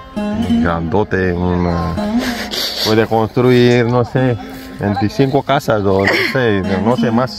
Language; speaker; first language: Spanish; non-native, learner; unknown